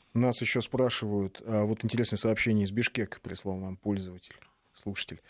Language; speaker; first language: Russian; native; Russian